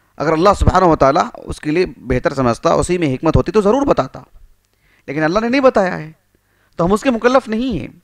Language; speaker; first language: Urdu; native; Urdu